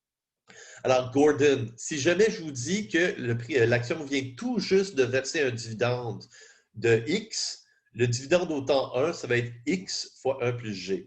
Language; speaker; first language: French; native; French